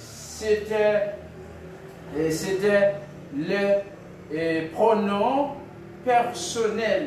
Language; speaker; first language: French; non-native, local second language; Haitian Creole